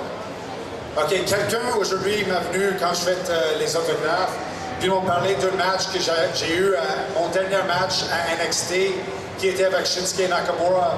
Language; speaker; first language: French; non-native, local second language; English